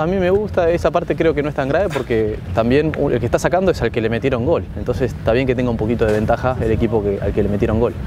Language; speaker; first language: Spanish; native; Spanish